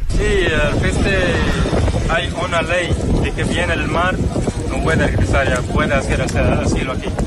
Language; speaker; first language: Spanish; non-native, learner; Arabic